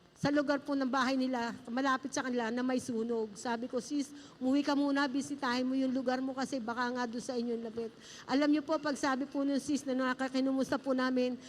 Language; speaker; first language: Filipino; native; Filipino